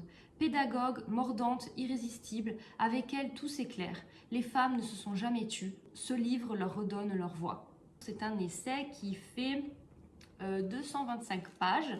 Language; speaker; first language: French; native; French